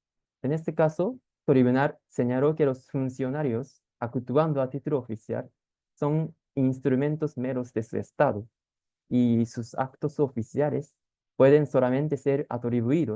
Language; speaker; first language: Spanish; non-native, fluent; Japanese